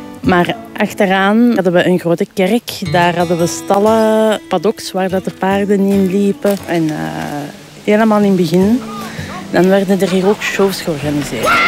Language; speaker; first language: Dutch; native; Dutch